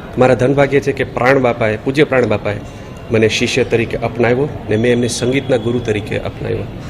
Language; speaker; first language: Gujarati; early bilingual, heritage; Gujarati